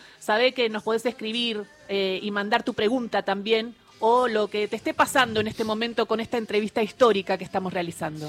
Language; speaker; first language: Spanish; native; Spanish